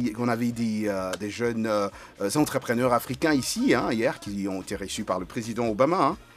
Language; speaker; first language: French; non-native, local second language; Bambara